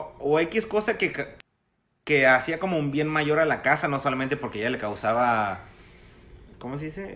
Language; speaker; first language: Spanish; native; Spanish